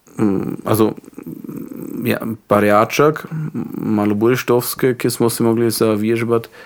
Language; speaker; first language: Slovenian; non-native, learner; Croatian